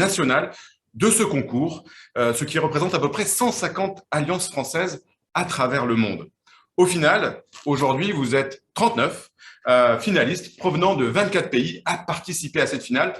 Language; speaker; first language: French; native; French